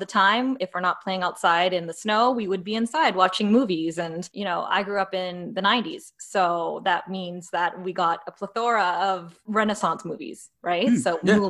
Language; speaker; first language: English; native; English